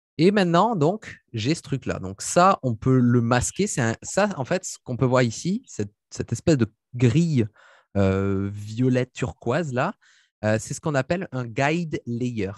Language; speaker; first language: French; native; French